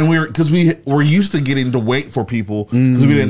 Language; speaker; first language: English; native; English